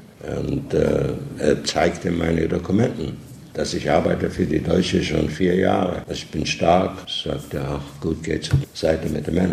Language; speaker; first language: German; non-native, learner; Polish